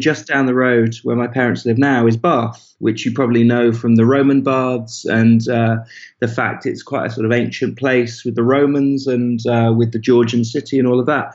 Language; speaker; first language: English; native; English